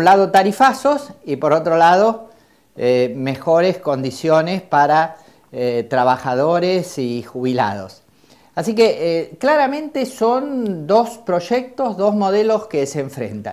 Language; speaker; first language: Spanish; native; Spanish